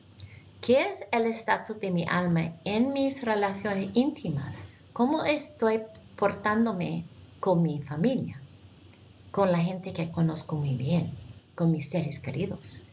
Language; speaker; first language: Spanish; non-native, fluent; English